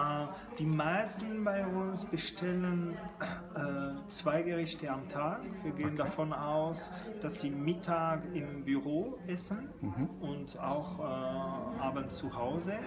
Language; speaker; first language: German; non-native, fluent; French